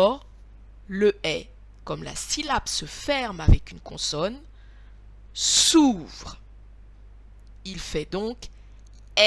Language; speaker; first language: French; native; French